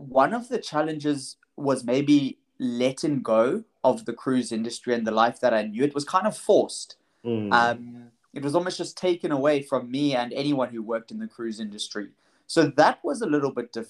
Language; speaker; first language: English; native; English